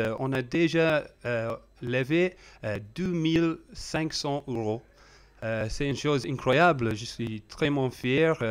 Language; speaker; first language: French; non-native, learner; English